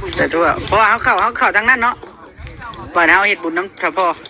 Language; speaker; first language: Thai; non-native, local second language; Lao